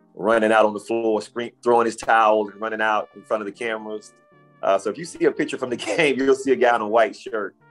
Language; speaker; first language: English; native; English